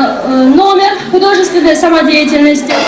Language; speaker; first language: Russian; non-native, local second language; Uzbek